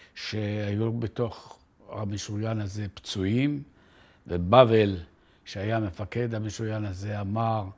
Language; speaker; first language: Hebrew; native; Hebrew